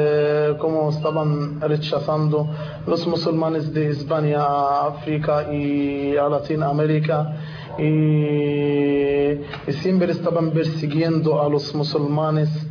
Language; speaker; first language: Spanish; non-native, learner; Arabic